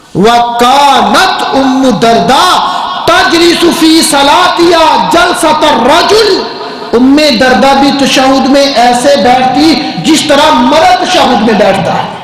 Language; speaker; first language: Urdu; non-native, local second language; Punjabi